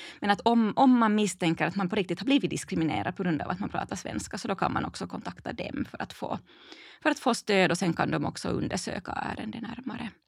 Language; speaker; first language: Swedish; native; Swedish